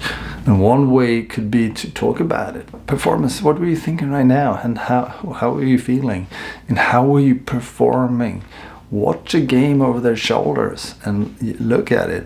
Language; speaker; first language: English; non-native, fluent; Swedish